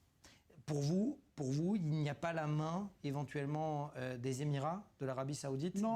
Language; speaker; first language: French; native; French